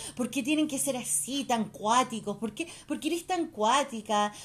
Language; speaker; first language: Spanish; early bilingual, heritage; Spanish